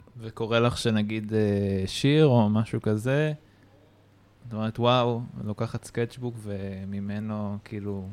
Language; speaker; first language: Hebrew; native; Hebrew